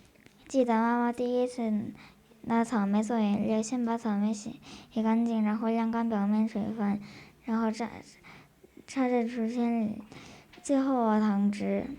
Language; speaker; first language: Chinese; early bilingual, heritage; Chinese